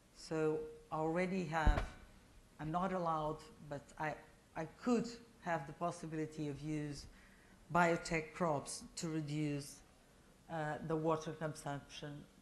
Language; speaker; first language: English; non-native, fluent; Portuguese